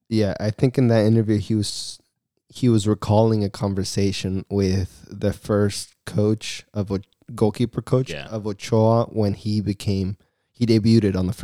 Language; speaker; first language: English; early bilingual, other home language; Spanish